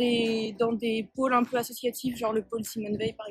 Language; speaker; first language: French; native; French